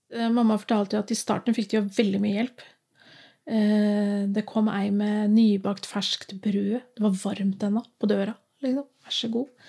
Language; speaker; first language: Norwegian; native; Norwegian